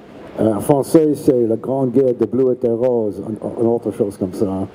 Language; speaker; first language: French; non-native, learner; English